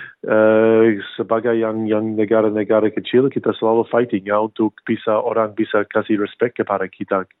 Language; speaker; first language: Indonesian; non-native, fluent; English